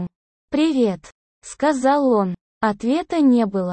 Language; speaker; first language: Russian; native; Russian